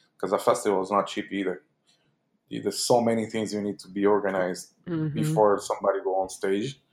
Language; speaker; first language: English; early bilingual, other home language; Portuguese